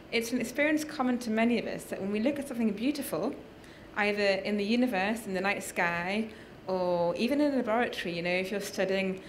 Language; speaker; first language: English; native; English